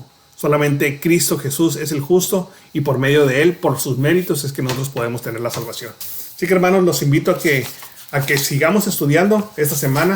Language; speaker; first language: Spanish; native; Spanish